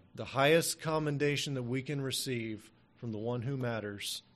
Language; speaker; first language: English; native; English